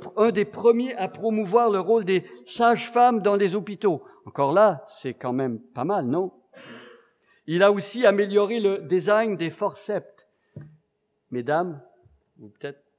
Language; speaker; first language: French; native; French